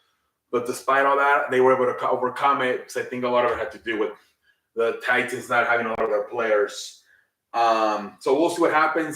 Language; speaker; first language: English; native; English